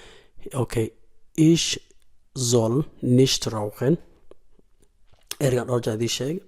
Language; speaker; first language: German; non-native, fluent; Somali